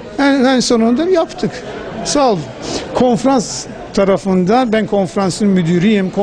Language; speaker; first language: Turkish; non-native, fluent; Persian